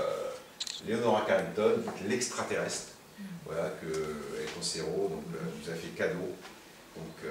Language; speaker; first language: French; native; French